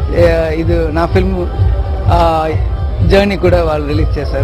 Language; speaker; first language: Telugu; non-native, learner; Tamil